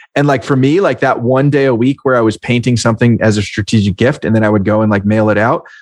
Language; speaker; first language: English; native; English